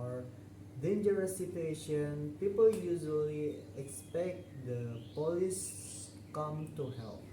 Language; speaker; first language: English; non-native, fluent; Indonesian